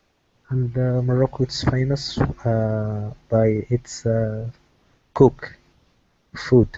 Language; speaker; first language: English; non-native, learner; Arabic